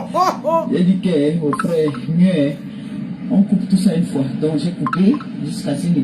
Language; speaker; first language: French; non-native, local second language; Lingala